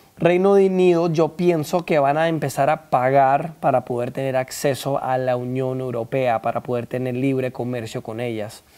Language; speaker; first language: Spanish; early bilingual, heritage; Spanish